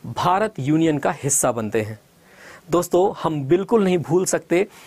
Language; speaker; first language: Hindi; native; Hindi